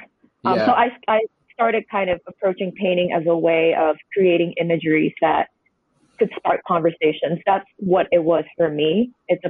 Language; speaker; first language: English; non-native, local second language; Cantonese